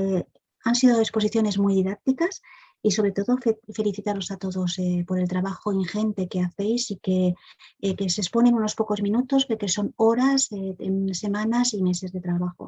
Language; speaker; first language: Spanish; native; Spanish